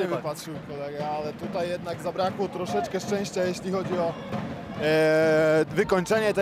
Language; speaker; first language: Polish; native; Polish